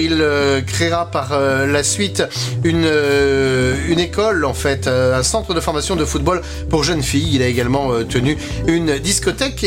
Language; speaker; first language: French; native; French